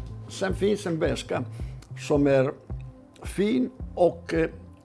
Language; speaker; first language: Swedish; non-native, fluent; Italian